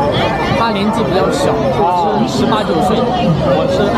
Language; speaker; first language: Chinese; non-native, learner; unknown